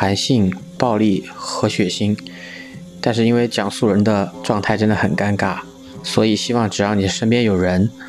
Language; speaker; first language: Chinese; native; Chinese